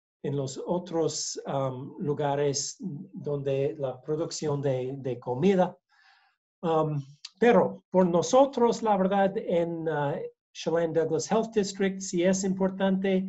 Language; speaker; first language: Spanish; non-native, learner; English